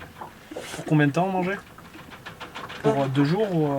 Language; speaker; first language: French; native; French